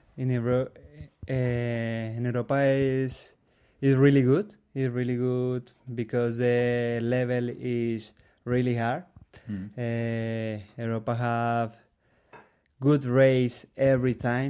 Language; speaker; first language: English; non-native, learner; Spanish